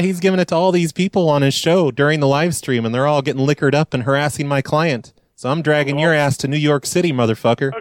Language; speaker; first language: English; native; English